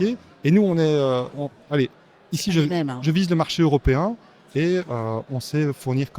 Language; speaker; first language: French; native; French